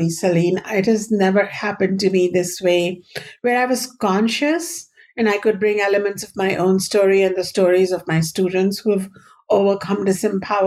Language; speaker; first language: English; non-native, local second language; Hindi